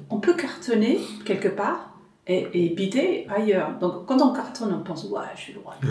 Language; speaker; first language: French; non-native, fluent; English